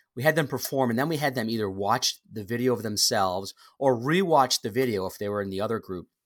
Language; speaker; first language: English; native; English